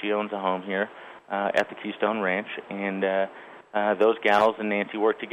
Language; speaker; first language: English; native; English